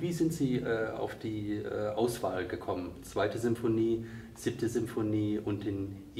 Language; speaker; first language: German; native; German